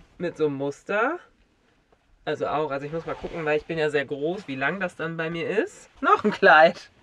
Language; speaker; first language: German; native; German